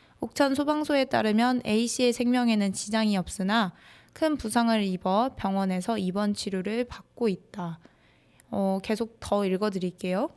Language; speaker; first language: Korean; native; Korean